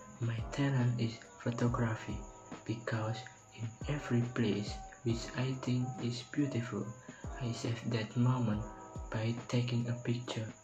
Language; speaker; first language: English; non-native, learner; Indonesian